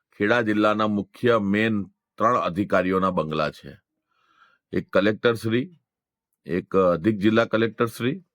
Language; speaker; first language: Gujarati; non-native, local second language; Hindi